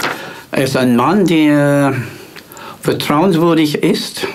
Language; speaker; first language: German; non-native, fluent; English